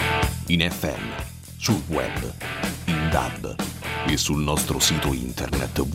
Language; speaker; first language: Italian; native; Italian